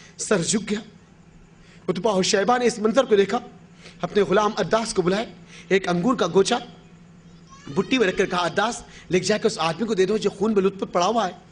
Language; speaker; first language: Urdu; native; Urdu